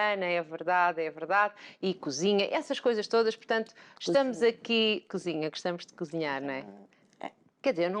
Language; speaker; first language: Portuguese; native; Portuguese